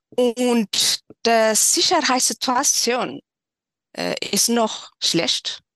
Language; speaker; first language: German; non-native, fluent; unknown